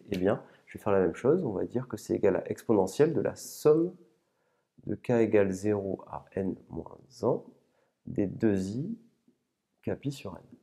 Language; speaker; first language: French; native; French